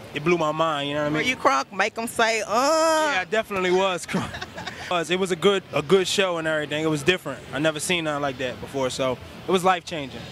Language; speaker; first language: English; native; English